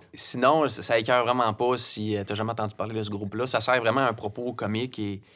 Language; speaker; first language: French; native; French